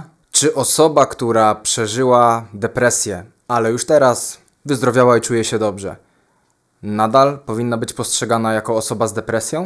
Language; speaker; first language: Polish; native; Polish